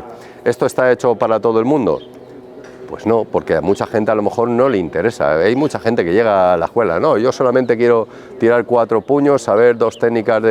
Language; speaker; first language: Spanish; native; Spanish